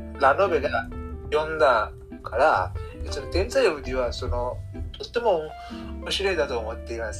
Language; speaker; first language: Japanese; non-native, learner; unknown